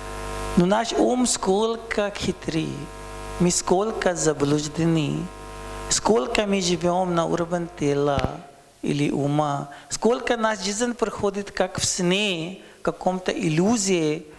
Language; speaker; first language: Russian; non-native, learner; Hindi